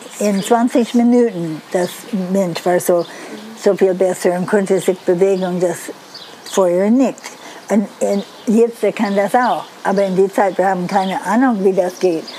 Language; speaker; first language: German; non-native, learner; Dutch